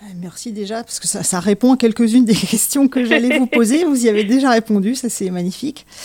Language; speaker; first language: French; native; French